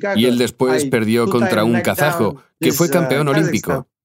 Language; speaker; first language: Spanish; non-native, fluent; Chinese